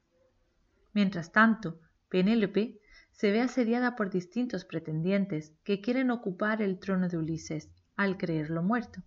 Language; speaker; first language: Spanish; native; Spanish